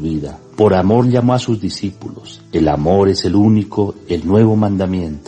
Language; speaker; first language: Spanish; native; Spanish